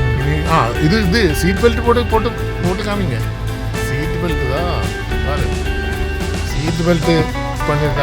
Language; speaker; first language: Tamil; non-native, learner; Malayalam